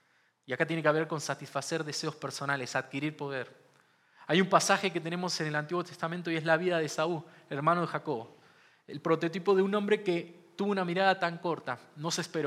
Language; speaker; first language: Spanish; native; Spanish